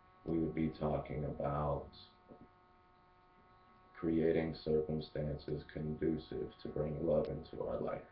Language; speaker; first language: English; native; English